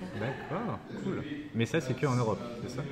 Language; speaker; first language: French; native; French